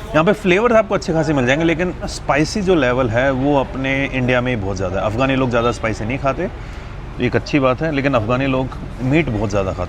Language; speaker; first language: Hindi; native; Hindi